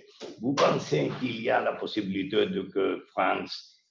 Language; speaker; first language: French; non-native, learner; Spanish